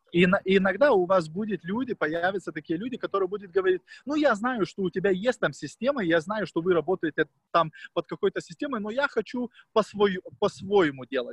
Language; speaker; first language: Russian; non-native, fluent; Lithuanian